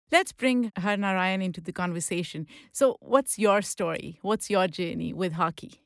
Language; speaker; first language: English; non-native, local second language; Pashto